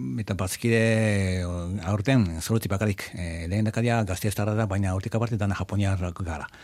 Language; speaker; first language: Basque; non-native, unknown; Japanese